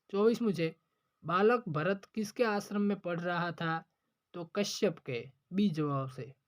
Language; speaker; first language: Hindi; non-native, local second language; Gujarati